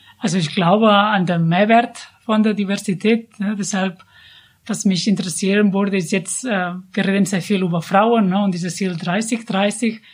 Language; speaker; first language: German; non-native, fluent; Catalan